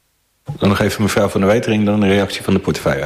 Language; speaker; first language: Dutch; native; Dutch